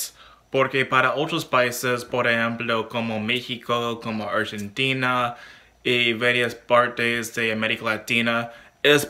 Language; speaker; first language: Spanish; non-native, learner; English